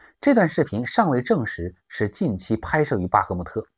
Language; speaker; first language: Chinese; native; Chinese